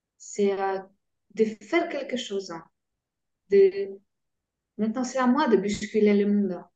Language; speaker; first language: French; non-native, fluent; Polish